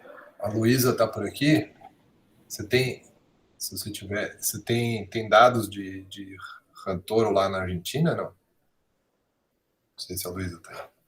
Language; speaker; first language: Portuguese; non-native, fluent; Spanish